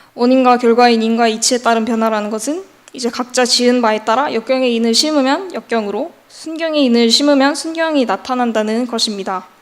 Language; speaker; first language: Korean; native; Korean